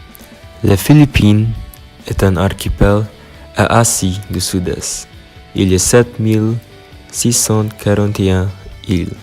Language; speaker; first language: French; non-native, learner; Filipino